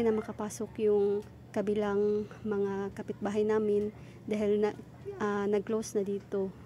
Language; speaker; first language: Filipino; non-native, local second language; Cebuano